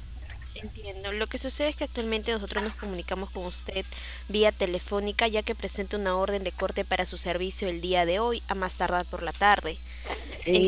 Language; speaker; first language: Spanish; native; Spanish